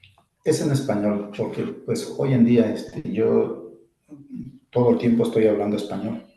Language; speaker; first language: Spanish; non-native, local second language; Zapotec